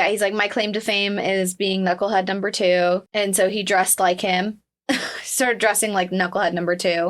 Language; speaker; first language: English; native; English